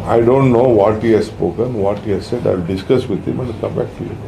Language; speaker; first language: English; non-native, local second language; Kannada